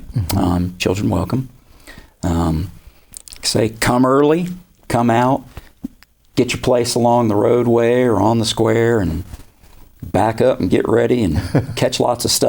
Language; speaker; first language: English; native; English